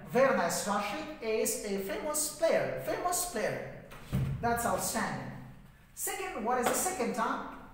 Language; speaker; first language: English; non-native, fluent; Persian